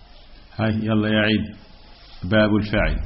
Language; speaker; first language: Arabic; native; Arabic